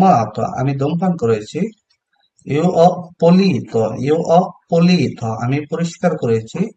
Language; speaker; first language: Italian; non-native, fluent; Bangla